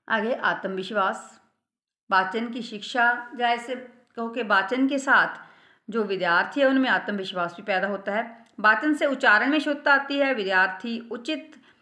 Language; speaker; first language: Hindi; non-native, local second language; Punjabi